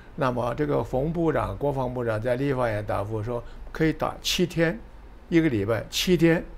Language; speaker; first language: Chinese; native; Chinese